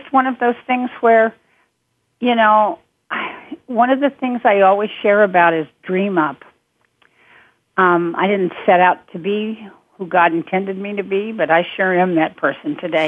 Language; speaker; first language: English; native; English